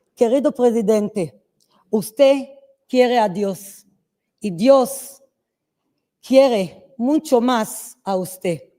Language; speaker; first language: Spanish; non-native, learner; Hebrew